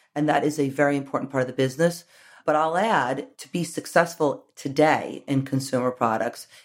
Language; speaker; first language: English; native; English